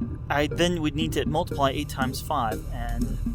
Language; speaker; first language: English; native; English